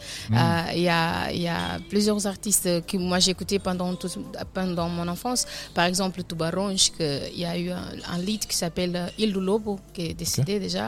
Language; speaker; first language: French; non-native, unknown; Kabuverdianu